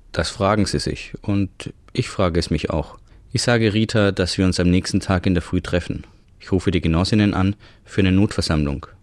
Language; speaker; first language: German; native; German